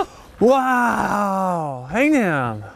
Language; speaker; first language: Korean; non-native, fluent; English